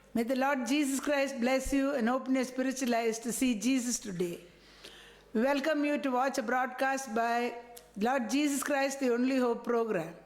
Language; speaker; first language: English; non-native, local second language; Tamil